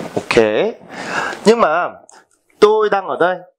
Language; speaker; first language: Vietnamese; non-native, fluent; Korean